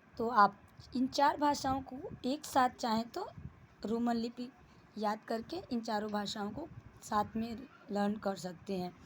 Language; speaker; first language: Hindi; native; Hindi